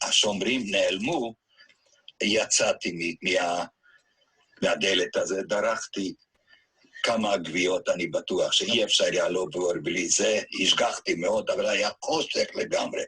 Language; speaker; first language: Hebrew; non-native, fluent; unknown